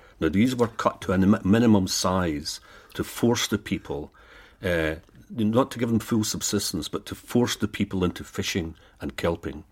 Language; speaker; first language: English; native; English